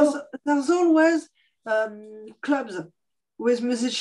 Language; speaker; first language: English; non-native, fluent; French